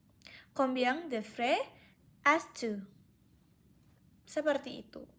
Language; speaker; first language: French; non-native, learner; Indonesian